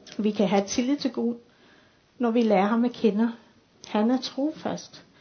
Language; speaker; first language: Danish; non-native, fluent; English